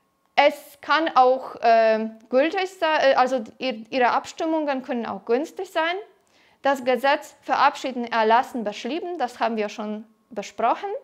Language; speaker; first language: German; non-native, fluent; Polish